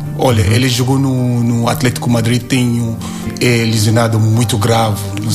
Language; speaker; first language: Portuguese; non-native, learner; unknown